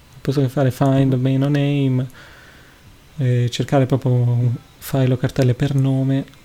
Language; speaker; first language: Italian; native; Italian